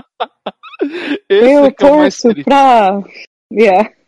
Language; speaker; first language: Portuguese; non-native, fluent; English